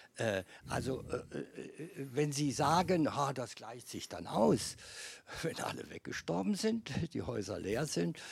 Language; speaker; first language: German; non-native, fluent; Bosnian